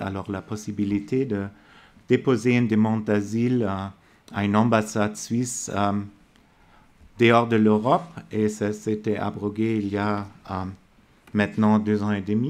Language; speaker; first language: French; non-native, fluent; German